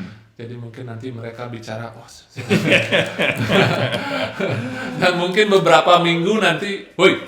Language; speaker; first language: Indonesian; native; Indonesian